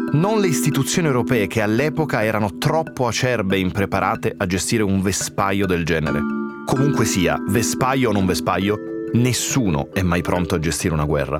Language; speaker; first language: Italian; native; Italian